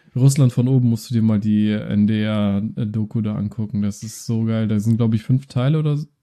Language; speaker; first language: German; early bilingual, other home language; Russian